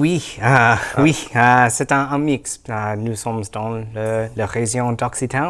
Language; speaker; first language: French; non-native, learner; English